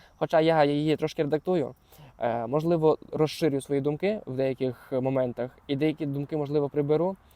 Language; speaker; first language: Ukrainian; non-native, local second language; Russian